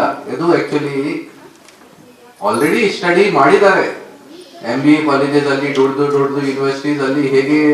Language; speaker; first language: Kannada; non-native, local second language; Hindi